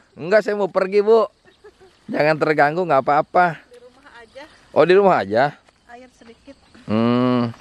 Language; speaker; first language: Indonesian; non-native, local second language; Sundanese